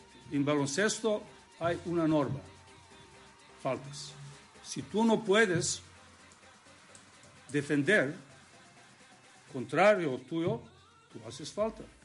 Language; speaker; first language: Spanish; non-native, learner; Serbian